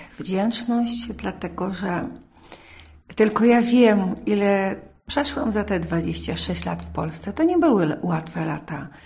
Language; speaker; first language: Polish; early bilingual, heritage; Polish